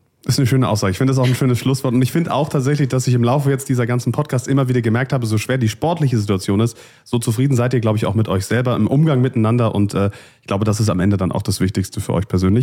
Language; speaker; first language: German; native; German